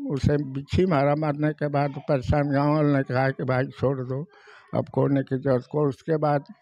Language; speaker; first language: Hindi; native; Hindi